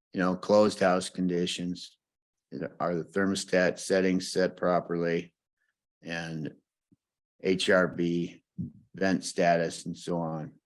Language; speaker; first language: English; native; English